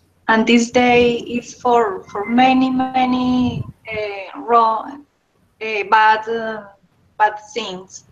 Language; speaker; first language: English; non-native, learner; Spanish